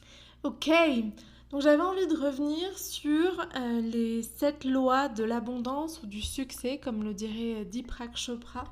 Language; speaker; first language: French; native; French